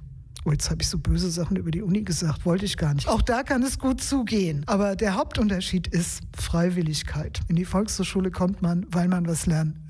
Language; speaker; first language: German; native; German